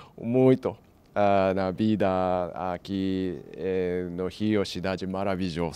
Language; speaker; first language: Portuguese; non-native, learner; Japanese